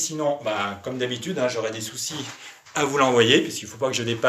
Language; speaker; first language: French; native; French